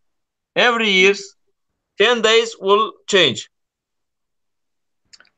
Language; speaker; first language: English; non-native, learner; Kurdish